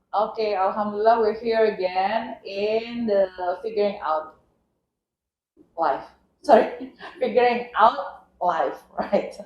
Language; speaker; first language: English; non-native, fluent; Indonesian